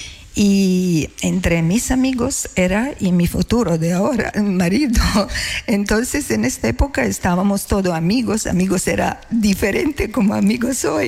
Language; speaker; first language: Spanish; non-native, learner; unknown